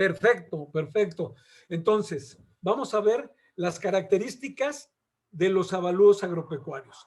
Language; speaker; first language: Spanish; native; Spanish